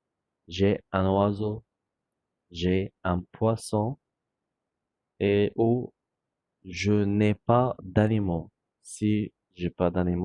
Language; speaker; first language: French; non-native, fluent; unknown